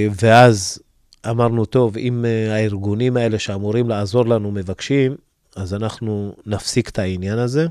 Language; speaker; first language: Hebrew; early bilingual, other home language; Amharic